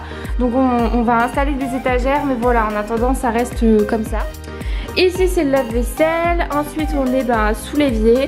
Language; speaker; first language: French; native; French